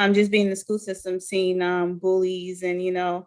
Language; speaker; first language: English; non-native, fluent; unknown